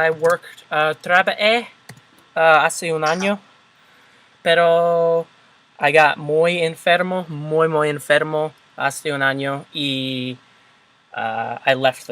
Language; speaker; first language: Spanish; non-native, learner; English